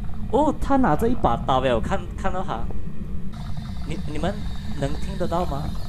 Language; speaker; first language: Chinese; non-native, learner; Malay